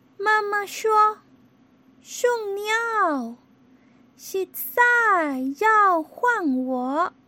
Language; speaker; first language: Chinese; non-native, learner; Spanish